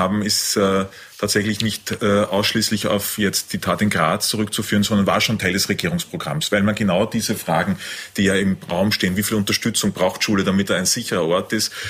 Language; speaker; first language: German; native; German